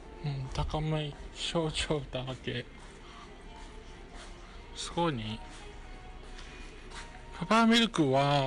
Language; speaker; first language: Japanese; non-native, fluent; Chinese